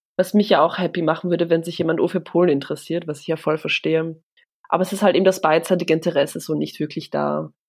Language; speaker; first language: German; early bilingual, other home language; Polish